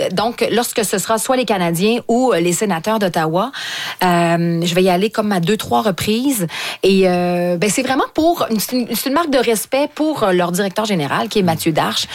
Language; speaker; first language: French; native; French